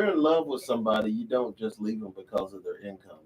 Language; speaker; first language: English; native; English